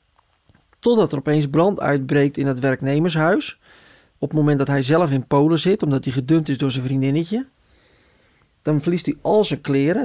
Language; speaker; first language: Dutch; native; Dutch